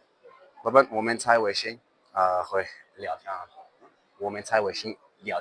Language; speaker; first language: Chinese; non-native, learner; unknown